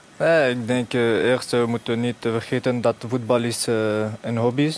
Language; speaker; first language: Dutch; non-native, fluent; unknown